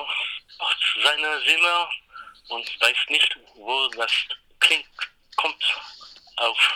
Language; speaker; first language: German; non-native, learner; English